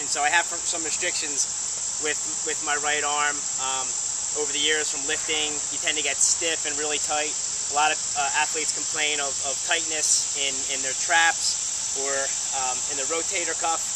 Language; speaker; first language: English; native; English